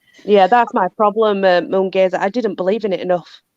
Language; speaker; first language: English; native; English